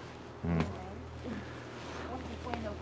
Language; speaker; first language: English; non-native, learner; Korean